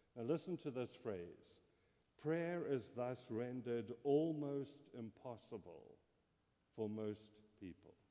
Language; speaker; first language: English; native; English